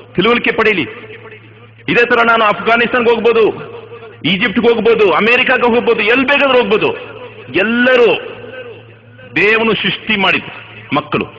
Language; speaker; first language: Kannada; non-native, local second language; Tamil